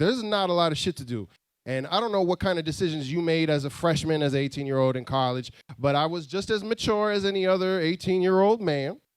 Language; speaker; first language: English; native; English